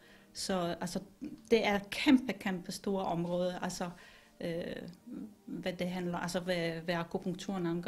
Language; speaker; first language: Danish; non-native, fluent; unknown